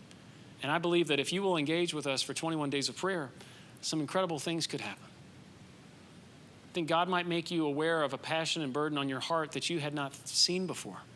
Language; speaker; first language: English; native; English